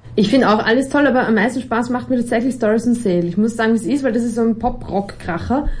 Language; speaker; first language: German; native; German